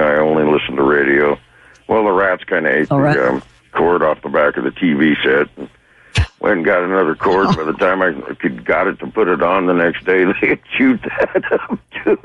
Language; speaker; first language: English; native; English